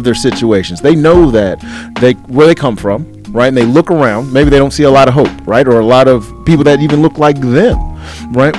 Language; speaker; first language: English; native; English